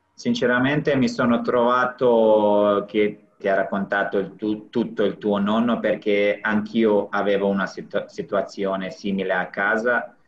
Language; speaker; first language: Italian; non-native, fluent; Serbian